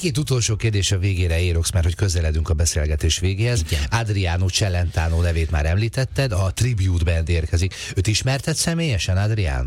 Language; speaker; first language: Hungarian; native; Hungarian